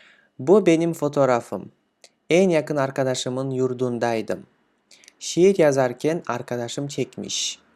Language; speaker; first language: Turkish; non-native, fluent; Kyrgyz